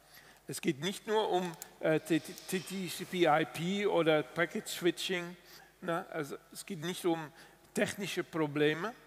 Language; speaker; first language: German; non-native, fluent; Dutch